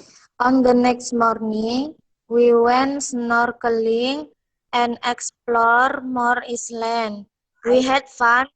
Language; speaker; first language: English; non-native, learner; Indonesian